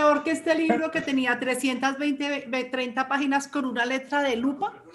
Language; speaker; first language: Spanish; native; Spanish